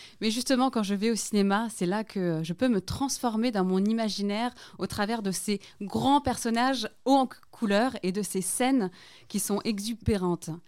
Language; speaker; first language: French; native; French